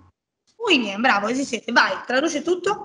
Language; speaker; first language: Italian; native; Italian